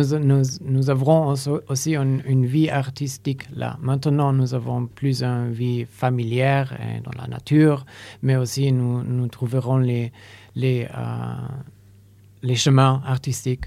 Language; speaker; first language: French; non-native, learner; Polish